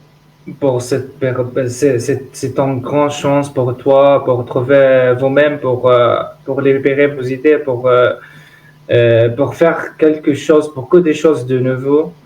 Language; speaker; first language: French; non-native, learner; Arabic